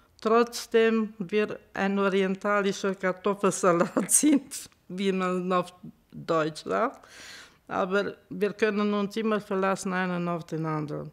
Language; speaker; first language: German; non-native, fluent; Romanian